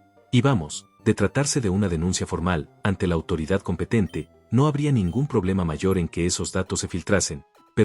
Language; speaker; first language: Spanish; native; Spanish